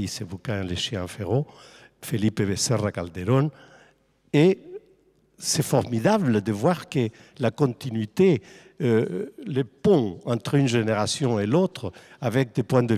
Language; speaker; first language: French; non-native, fluent; Spanish